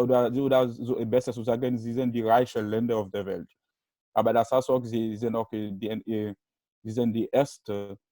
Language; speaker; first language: German; non-native, learner; Haitian Creole